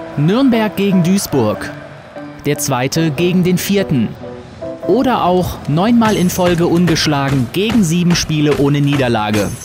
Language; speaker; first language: German; native; German